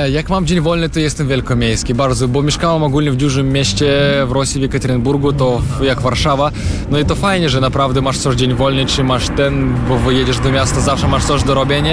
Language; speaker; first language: Polish; non-native, fluent; Russian